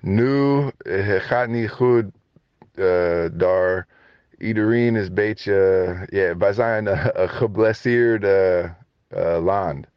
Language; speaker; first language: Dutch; non-native, learner; English